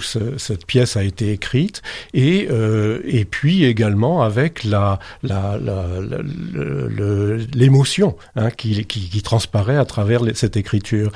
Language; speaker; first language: French; native; French